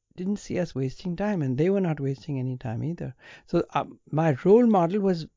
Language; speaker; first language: English; non-native, local second language; Punjabi